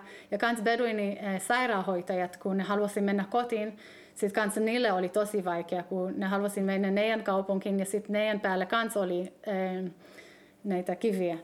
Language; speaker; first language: Finnish; early bilingual, heritage; Hebrew